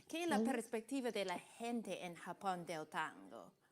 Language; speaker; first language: Spanish; non-native, learner; Cantonese